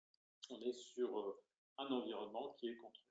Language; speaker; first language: French; native; French